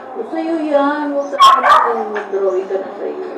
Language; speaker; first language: Filipino; native; Filipino